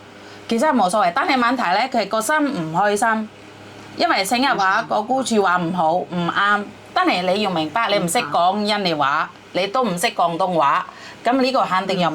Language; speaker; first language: Cantonese; non-native, fluent; Indonesian